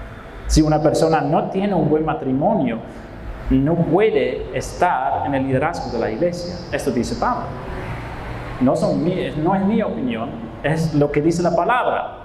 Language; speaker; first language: Spanish; non-native, fluent; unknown